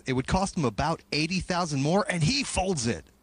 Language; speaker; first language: English; native; English